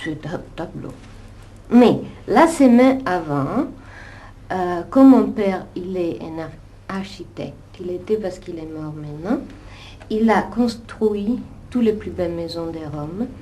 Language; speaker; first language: French; non-native, fluent; Italian